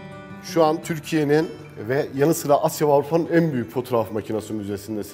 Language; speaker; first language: Turkish; native; Turkish